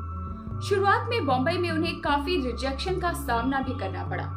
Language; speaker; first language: Hindi; native; Hindi